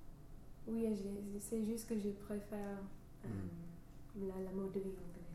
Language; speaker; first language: French; non-native, fluent; English